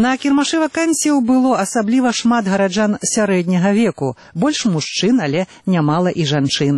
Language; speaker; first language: Belarusian; native; Belarusian